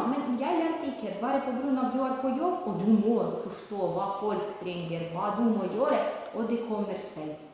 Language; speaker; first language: Norwegian; non-native, learner; Ukrainian